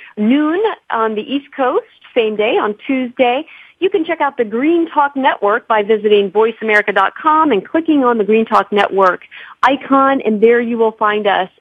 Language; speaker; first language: English; native; English